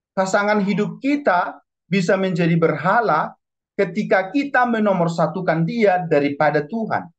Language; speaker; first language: Indonesian; non-native, local second language; Batak Toba